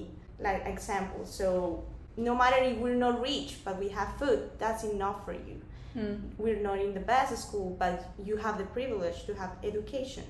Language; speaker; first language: English; non-native, fluent; Spanish